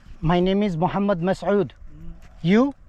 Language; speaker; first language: English; non-native, learner; Bangla